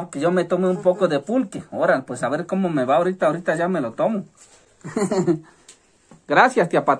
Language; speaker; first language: Spanish; native; Spanish